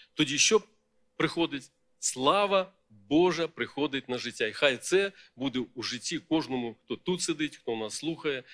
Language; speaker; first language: Ukrainian; non-native, local second language; Russian